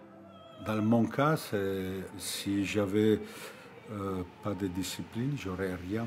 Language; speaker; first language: French; non-native, fluent; Italian